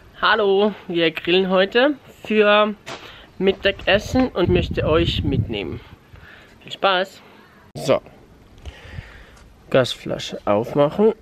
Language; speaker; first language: German; non-native, fluent; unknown